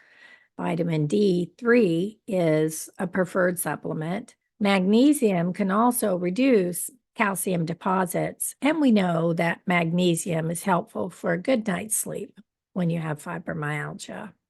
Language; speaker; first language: English; native; English